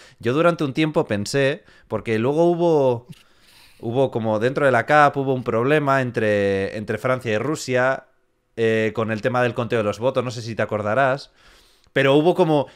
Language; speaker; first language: Spanish; native; Spanish